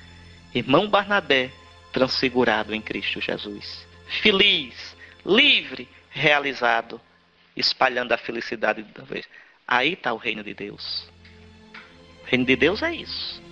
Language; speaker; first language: Portuguese; native; Portuguese